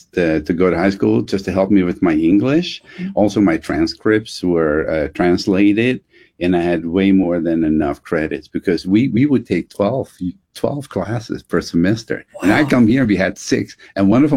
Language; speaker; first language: English; non-native, fluent; Dutch